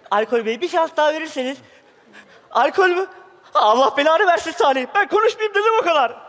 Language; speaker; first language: Turkish; native; Turkish